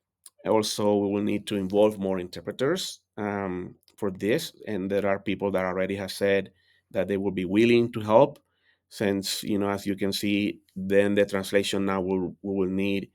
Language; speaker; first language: English; non-native, fluent; Spanish